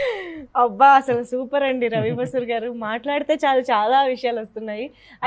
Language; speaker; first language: Telugu; native; Telugu